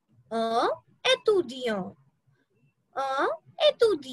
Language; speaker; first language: French; non-native, learner; Hindi